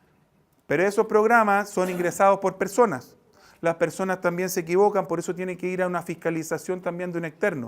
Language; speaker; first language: Spanish; native; Spanish